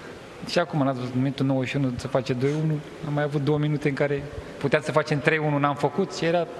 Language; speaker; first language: Romanian; native; Romanian